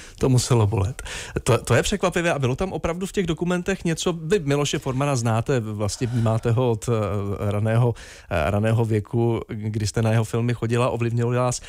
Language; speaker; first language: Czech; native; Czech